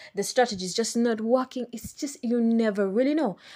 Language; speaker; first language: English; non-native, local second language; Ganda